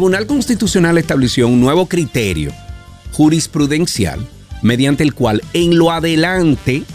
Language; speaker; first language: Spanish; native; Spanish